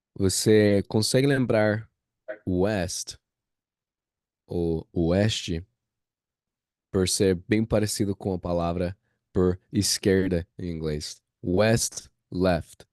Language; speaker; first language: Portuguese; non-native, fluent; English